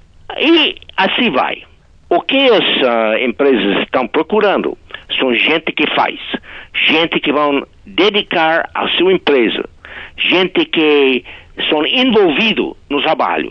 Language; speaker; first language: Portuguese; non-native, fluent; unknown